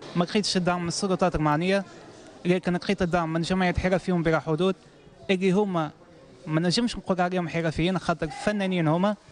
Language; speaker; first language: Arabic; native; Arabic